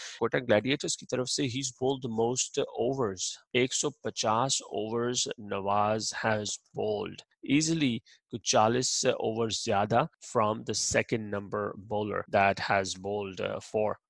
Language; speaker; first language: English; non-native, local second language; Urdu